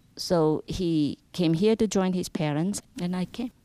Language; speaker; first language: English; non-native, fluent; Indonesian